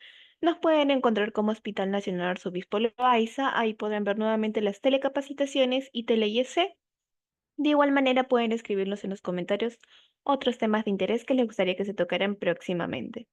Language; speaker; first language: Spanish; native; Spanish